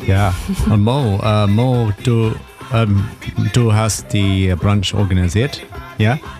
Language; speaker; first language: German; non-native, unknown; English